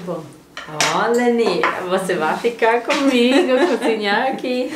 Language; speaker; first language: Portuguese; non-native, learner; Croatian